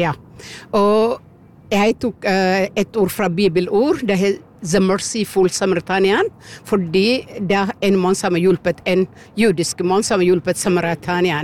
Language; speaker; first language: Norwegian; non-native, learner; Amharic